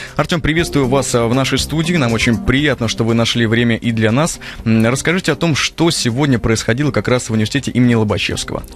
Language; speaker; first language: Russian; native; Russian